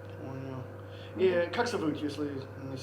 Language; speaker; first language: Russian; non-native, learner; English